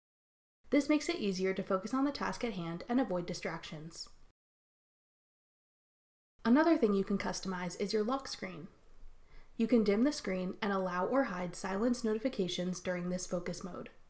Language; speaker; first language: English; native; English